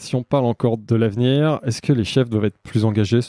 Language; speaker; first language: French; native; French